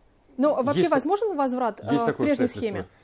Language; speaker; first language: Russian; native; Russian